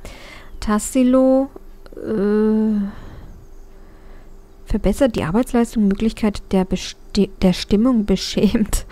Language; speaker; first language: German; native; German